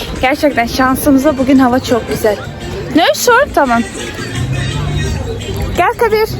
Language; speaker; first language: Turkish; early bilingual, heritage; Turkish